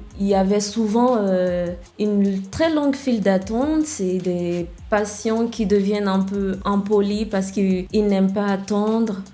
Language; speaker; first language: French; non-native, fluent; English